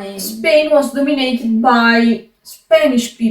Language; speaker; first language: English; non-native, fluent; Arabic